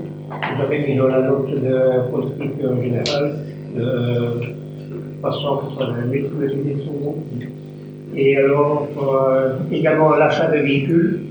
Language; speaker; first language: French; native; French